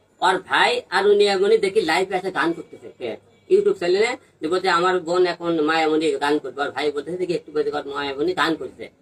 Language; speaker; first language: Bangla; native; Bangla